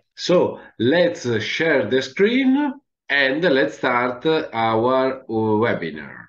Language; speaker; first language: English; non-native, fluent; Italian